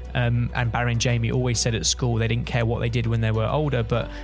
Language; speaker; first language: English; native; English